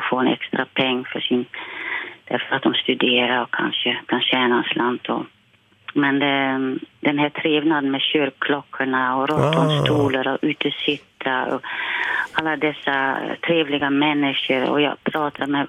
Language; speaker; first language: Swedish; non-native, fluent; Dutch